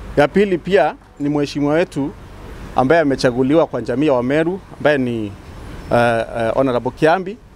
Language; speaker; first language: Swahili; non-native, local second language; Meru